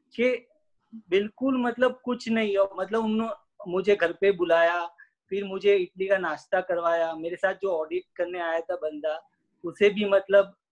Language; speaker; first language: Hindi; non-native, local second language; Gujarati